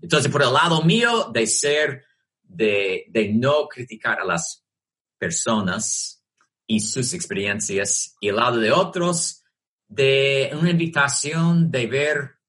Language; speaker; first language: Spanish; non-native, fluent; English